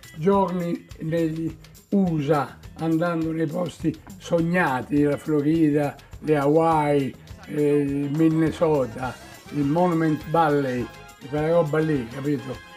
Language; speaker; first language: Italian; native; Italian